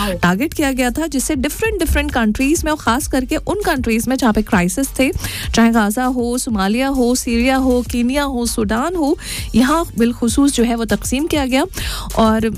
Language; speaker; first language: Hindi; native; Hindi